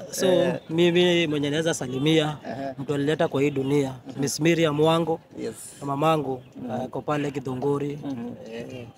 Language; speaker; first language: Swahili; non-native, local second language; Kikuyu